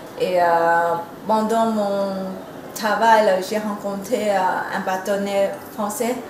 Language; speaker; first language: French; non-native, fluent; Vietnamese